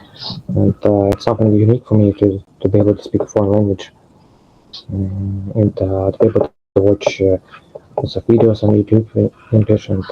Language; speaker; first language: English; non-native, fluent; Russian